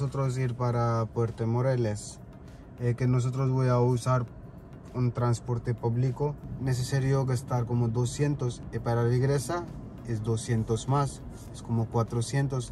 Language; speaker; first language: Spanish; non-native, learner; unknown